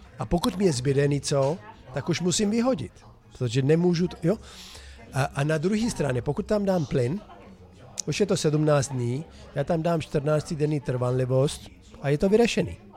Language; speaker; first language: Czech; non-native, fluent; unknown